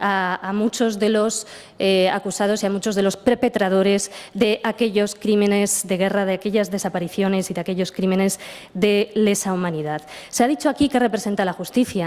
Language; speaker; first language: Spanish; native; Spanish